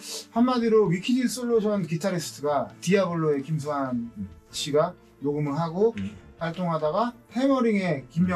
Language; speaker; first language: Korean; native; Korean